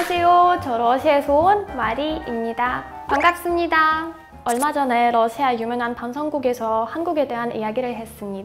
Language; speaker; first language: Korean; non-native, fluent; Russian